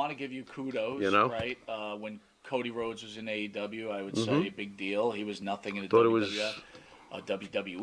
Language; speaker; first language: English; native; English